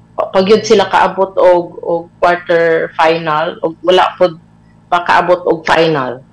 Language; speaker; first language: Cebuano; non-native, local second language; Aklanon